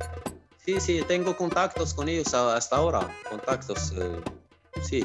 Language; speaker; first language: Spanish; non-native, fluent; Arabic